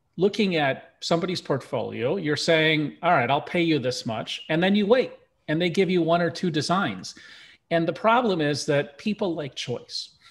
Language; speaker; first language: English; early bilingual, other home language; Russian